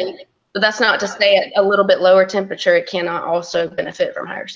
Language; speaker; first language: English; native; English